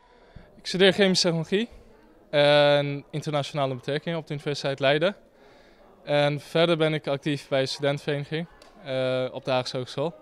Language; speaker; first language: Dutch; early bilingual, other home language; Turkish